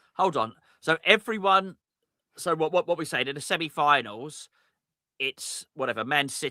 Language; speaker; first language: English; native; English